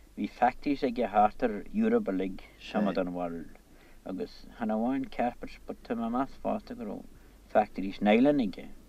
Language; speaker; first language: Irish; native; Irish